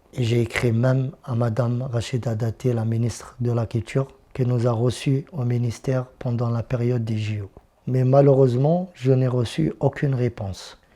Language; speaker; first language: French; non-native, local second language; Arabic